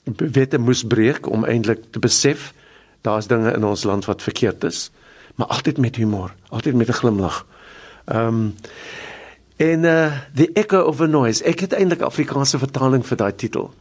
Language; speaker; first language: Afrikaans; native; Afrikaans